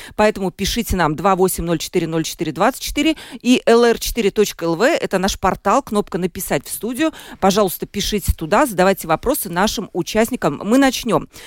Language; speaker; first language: Russian; native; Russian